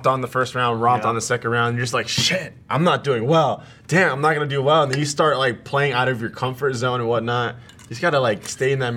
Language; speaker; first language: English; native; English